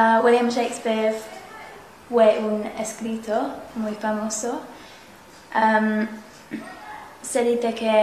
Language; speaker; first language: Spanish; non-native, learner; English